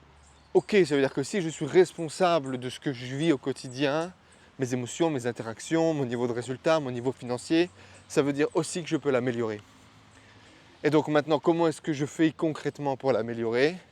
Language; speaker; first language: French; native; French